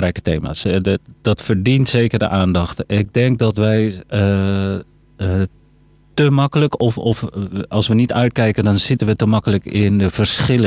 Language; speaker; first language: Dutch; early bilingual, other home language; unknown